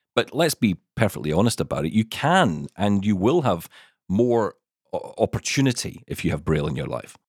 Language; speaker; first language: English; native; English